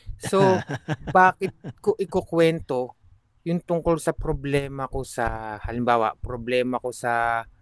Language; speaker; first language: Filipino; native; Filipino